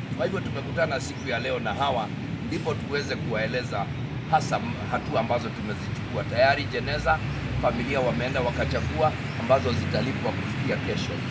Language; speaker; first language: Swahili; non-native, local second language; Kikuyu